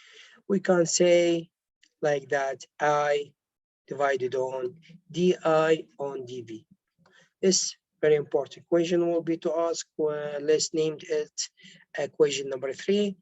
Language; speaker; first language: English; non-native, local second language; Arabic